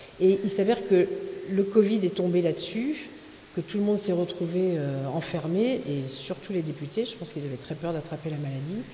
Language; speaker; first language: French; native; French